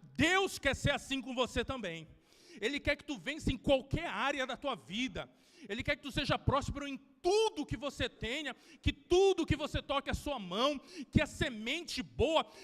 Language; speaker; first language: Portuguese; native; Portuguese